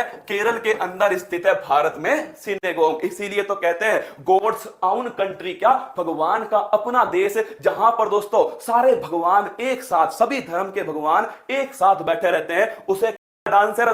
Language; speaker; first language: Hindi; native; Hindi